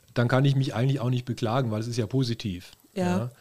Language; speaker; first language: German; native; German